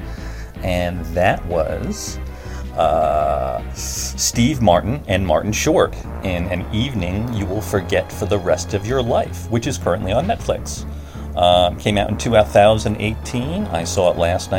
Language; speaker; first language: English; native; English